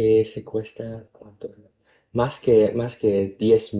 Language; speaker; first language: Spanish; non-native, fluent; Cantonese